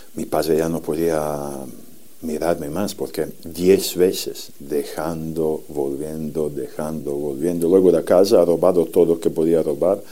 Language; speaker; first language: Spanish; non-native, fluent; Serbian